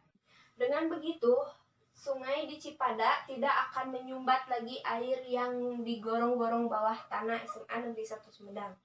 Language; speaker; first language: Indonesian; native; Indonesian